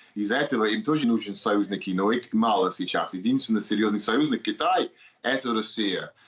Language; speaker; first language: Russian; non-native, learner; English